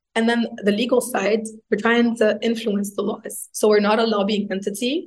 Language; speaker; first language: English; non-native, fluent; Arabic